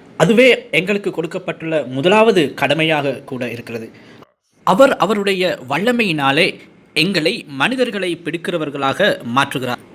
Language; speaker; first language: Tamil; non-native, fluent; English